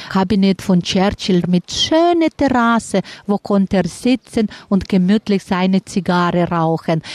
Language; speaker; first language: German; non-native, learner; Russian